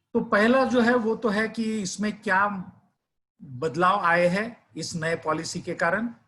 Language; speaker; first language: Hindi; non-native, local second language; Marathi